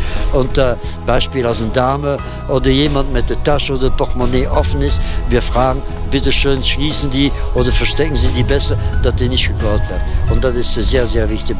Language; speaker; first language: German; non-native, fluent; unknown